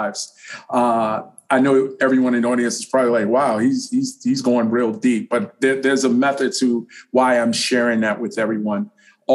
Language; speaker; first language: English; native; English